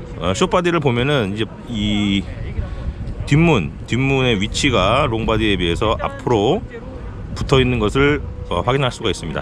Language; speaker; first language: Korean; native; Korean